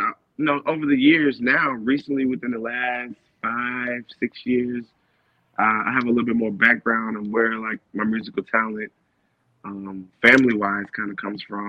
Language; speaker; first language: English; native; English